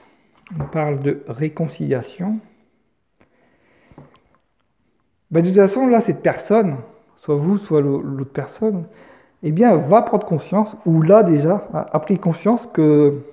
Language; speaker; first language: French; native; French